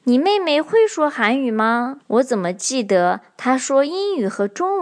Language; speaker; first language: Chinese; native; Chinese